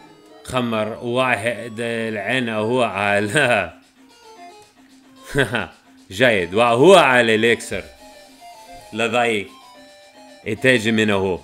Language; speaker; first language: Arabic; non-native, learner; English